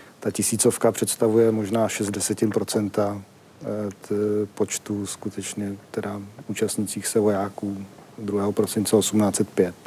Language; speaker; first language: Czech; native; Czech